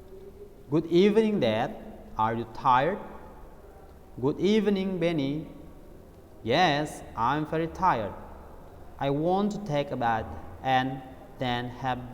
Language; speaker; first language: English; non-native, learner; Indonesian